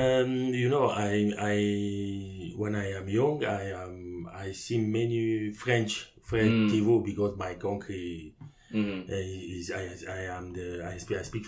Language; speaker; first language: English; non-native, learner; French